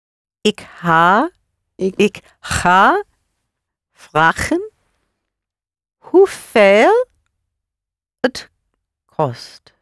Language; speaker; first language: Dutch; non-native, learner; English